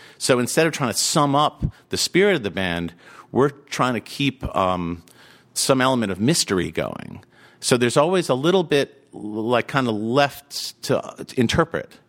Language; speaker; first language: English; native; English